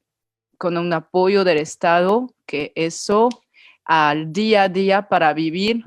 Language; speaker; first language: Spanish; non-native, fluent; French